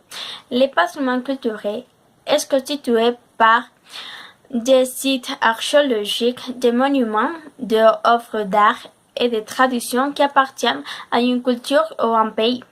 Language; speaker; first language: French; non-native, learner; Spanish